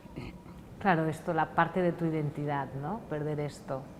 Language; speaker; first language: Spanish; non-native, local second language; Catalan